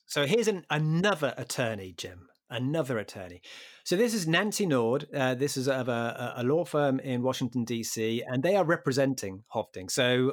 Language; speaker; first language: English; native; English